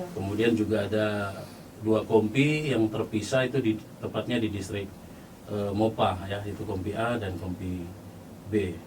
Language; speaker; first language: Indonesian; native; Indonesian